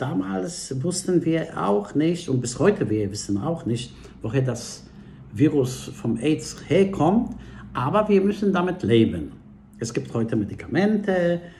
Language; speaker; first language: German; non-native, fluent; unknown